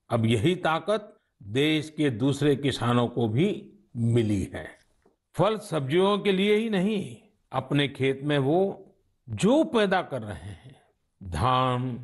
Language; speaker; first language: Hindi; native; Hindi